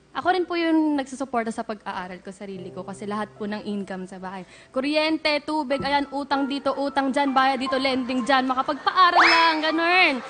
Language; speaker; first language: Filipino; non-native, local second language; Cebuano